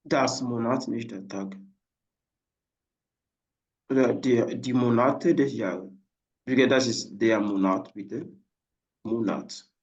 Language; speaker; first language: German; non-native, fluent; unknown